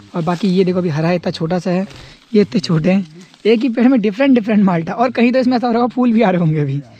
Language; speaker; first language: Hindi; native; Hindi